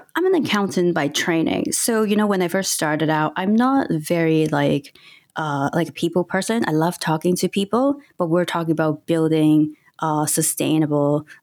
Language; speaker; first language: English; non-native, local second language; Cantonese